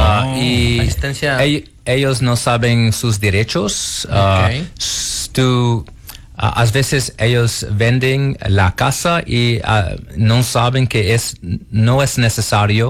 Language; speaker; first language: Spanish; non-native, learner; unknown